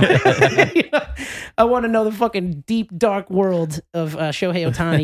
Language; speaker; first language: English; native; English